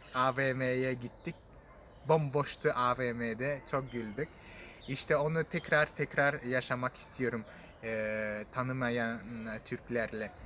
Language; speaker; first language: Turkish; non-native, fluent; French